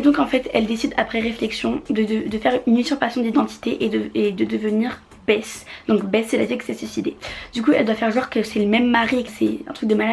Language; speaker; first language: French; native; French